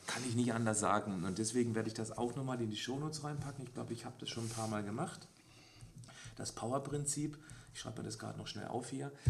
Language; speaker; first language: German; native; German